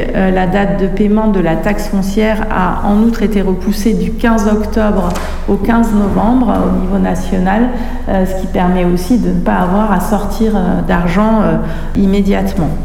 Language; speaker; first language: French; native; French